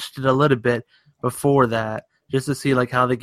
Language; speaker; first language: English; native; English